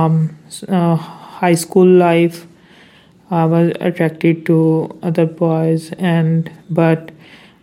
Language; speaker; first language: English; non-native, local second language; Urdu